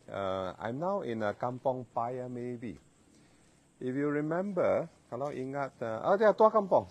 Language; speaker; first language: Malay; non-native, local second language; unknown